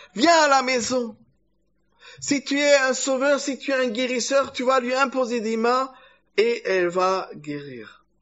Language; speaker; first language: French; non-native, fluent; German